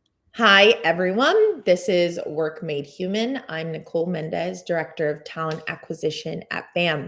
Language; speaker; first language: English; native; English